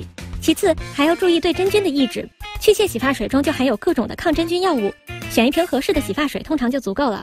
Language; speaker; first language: Chinese; native; Chinese